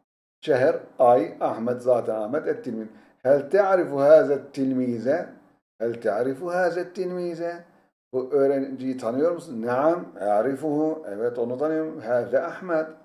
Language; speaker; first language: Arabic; non-native, fluent; Turkish